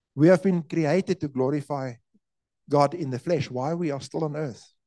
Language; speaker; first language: English; non-native, local second language; Afrikaans